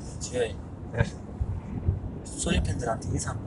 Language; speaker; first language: Korean; native; Korean